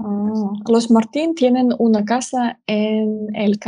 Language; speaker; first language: Spanish; non-native, learner; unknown